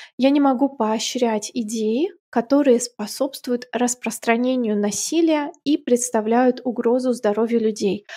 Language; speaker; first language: Russian; native; Russian